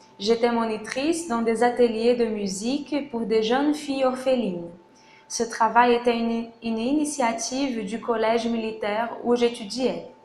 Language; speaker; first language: French; non-native, fluent; Portuguese